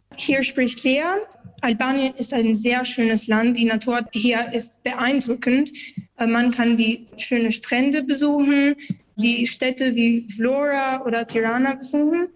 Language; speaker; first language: German; non-native, learner; Albanian